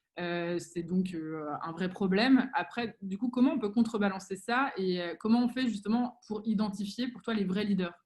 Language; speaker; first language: French; native; French